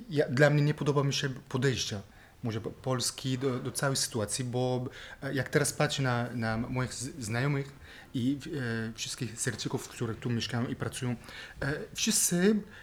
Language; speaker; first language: Polish; non-native, fluent; Arabic